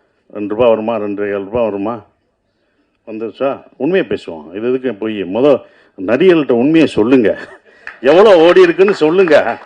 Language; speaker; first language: Tamil; native; Tamil